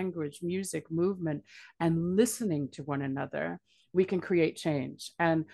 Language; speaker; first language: English; native; English